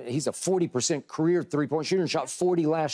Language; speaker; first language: English; native; English